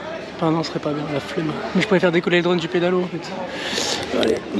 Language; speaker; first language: French; native; French